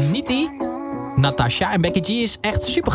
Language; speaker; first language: Dutch; native; Dutch